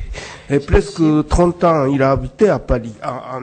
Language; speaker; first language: French; non-native, learner; Japanese